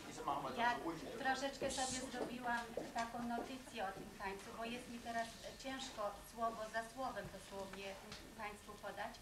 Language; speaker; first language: Polish; non-native, fluent; German